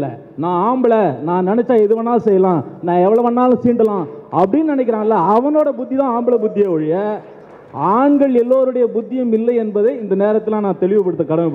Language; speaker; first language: Tamil; native; Tamil